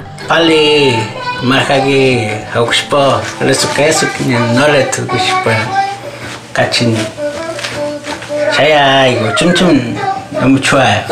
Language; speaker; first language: Korean; non-native, learner; Spanish